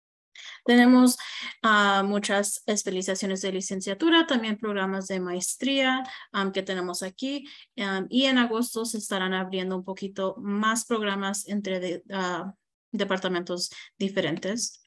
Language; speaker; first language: Spanish; early bilingual, heritage; Spanish